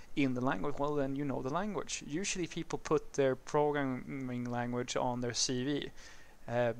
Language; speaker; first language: English; non-native, fluent; Swedish